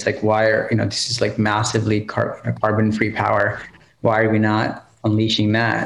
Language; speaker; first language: English; non-native, local second language; Telugu